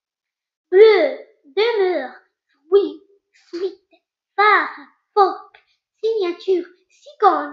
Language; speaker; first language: French; non-native, local second language; Arabic